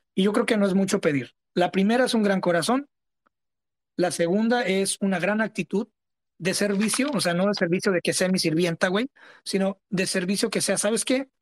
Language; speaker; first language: Spanish; early bilingual, heritage; Spanish